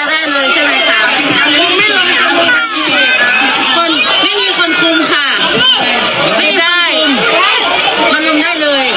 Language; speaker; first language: Thai; native; Thai